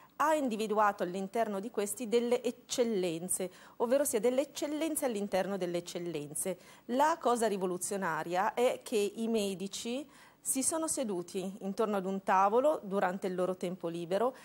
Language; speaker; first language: Italian; native; Italian